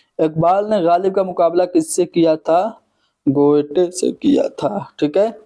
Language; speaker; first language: Urdu; native; Urdu